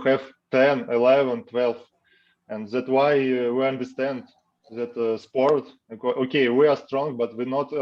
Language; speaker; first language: English; non-native, learner; Russian